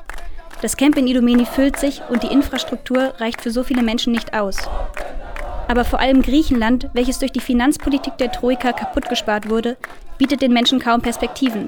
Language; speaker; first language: German; native; German